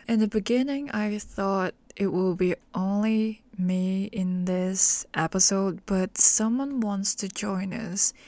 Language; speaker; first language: English; non-native, local second language; Cantonese